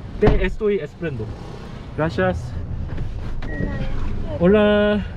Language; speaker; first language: Spanish; non-native, learner; Korean